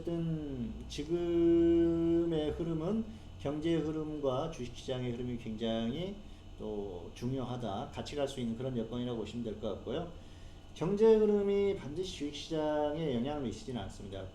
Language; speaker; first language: Korean; native; Korean